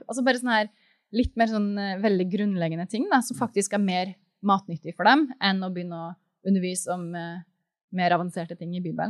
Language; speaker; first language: Norwegian; native; Norwegian